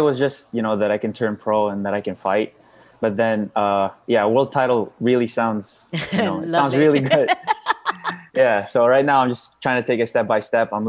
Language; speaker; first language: English; non-native, local second language; Cebuano